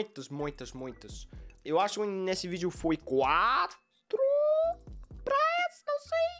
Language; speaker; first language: Portuguese; non-native, learner; English